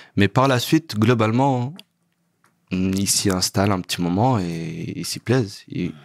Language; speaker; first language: French; native; French